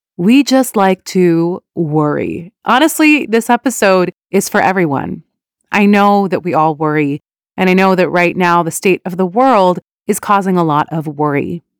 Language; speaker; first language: English; early bilingual, other home language; Persian